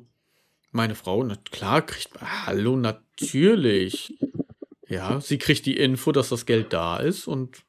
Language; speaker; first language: German; native; German